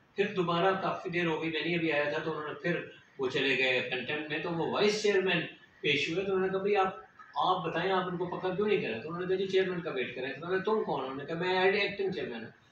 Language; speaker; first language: Urdu; native; Urdu